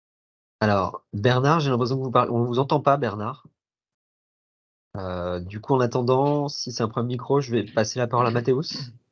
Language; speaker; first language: French; native; French